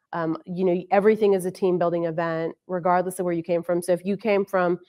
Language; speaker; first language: English; native; English